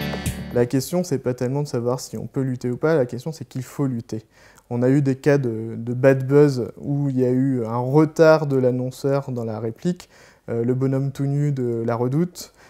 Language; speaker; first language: French; native; French